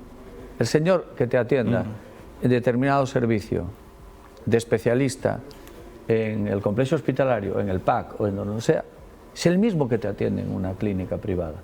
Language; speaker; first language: Spanish; native; Spanish